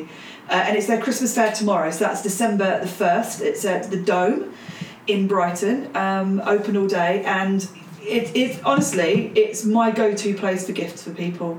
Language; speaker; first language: English; native; English